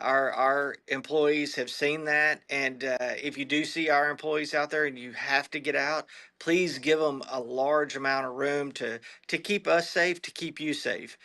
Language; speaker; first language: English; native; English